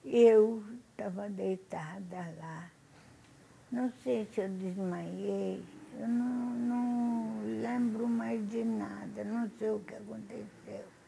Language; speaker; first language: Portuguese; non-native, fluent; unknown